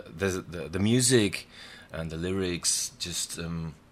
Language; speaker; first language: English; non-native, fluent; German